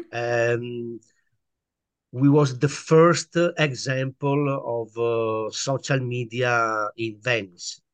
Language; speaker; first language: English; non-native, learner; Italian